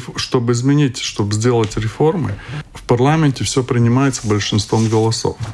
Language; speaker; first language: Russian; non-native, local second language; Latvian